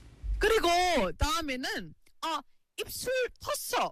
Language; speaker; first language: Korean; non-native, fluent; English